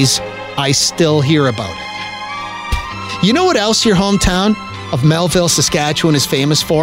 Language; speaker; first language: English; native; English